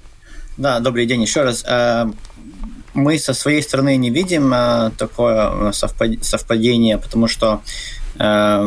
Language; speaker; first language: Russian; non-native, local second language; Latvian